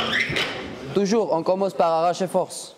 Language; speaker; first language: French; non-native, learner; Georgian